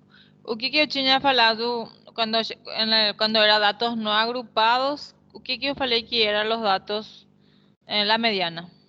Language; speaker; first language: Portuguese; non-native, fluent; Spanish